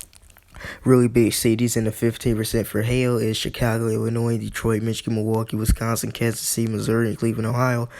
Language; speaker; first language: English; native; English